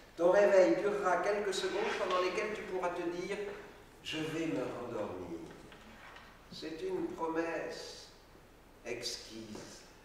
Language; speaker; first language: French; native; French